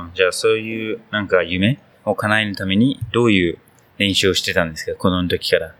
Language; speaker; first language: Japanese; non-native, fluent; English